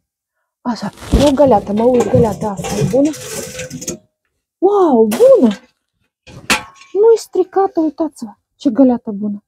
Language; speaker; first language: Romanian; non-native, learner; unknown